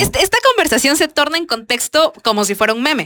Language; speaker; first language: Spanish; native; Spanish